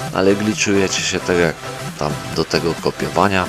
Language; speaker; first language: Polish; native; Polish